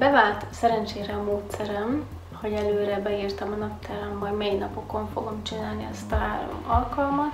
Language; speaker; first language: Hungarian; native; Hungarian